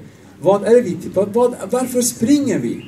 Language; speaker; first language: Swedish; non-native, fluent; Arabic